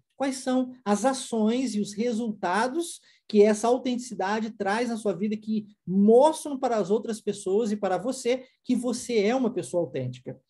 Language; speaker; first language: Portuguese; non-native, fluent; English